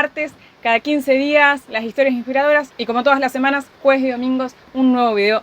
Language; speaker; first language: Spanish; native; Spanish